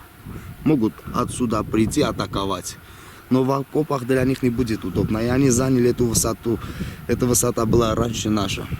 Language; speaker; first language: Russian; non-native, local second language; Armenian